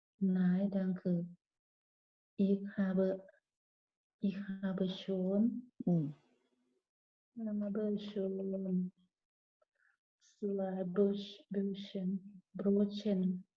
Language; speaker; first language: German; non-native, learner; Thai